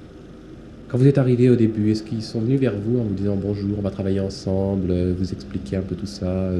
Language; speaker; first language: French; native; French